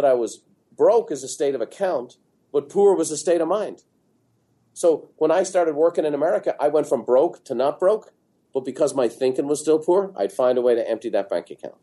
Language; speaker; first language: English; native; English